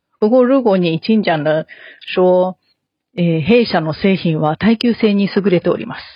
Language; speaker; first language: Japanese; non-native, learner; Chinese